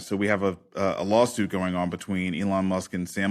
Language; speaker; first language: English; native; English